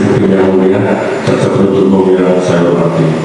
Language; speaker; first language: Indonesian; non-native, local second language; Javanese